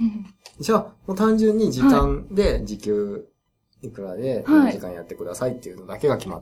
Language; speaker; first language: Japanese; native; Japanese